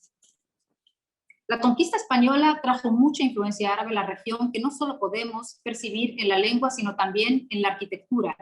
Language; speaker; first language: Spanish; non-native, fluent; Arabic